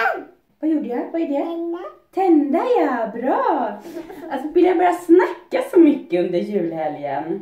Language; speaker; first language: Swedish; native; Swedish